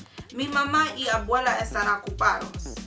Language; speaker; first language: Spanish; non-native, learner; English